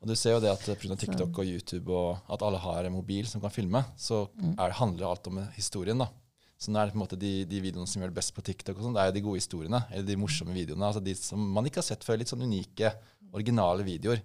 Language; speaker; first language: Norwegian; native; Norwegian